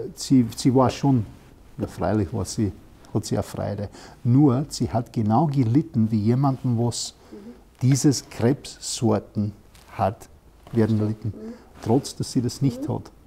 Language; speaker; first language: German; non-native, fluent; English